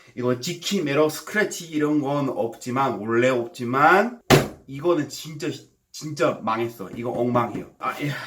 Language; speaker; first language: Korean; non-native, fluent; English